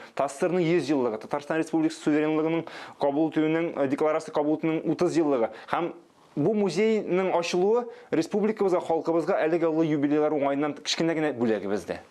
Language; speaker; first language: Tatar; native; Tatar